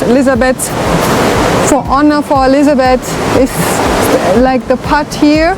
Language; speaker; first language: English; non-native, learner; German